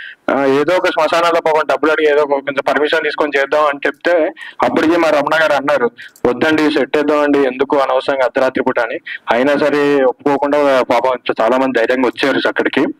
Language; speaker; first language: Telugu; native; Telugu